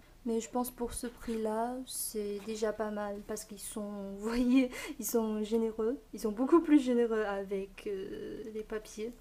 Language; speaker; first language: French; non-native, fluent; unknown